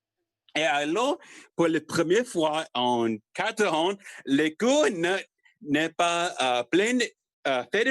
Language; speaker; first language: French; non-native, learner; English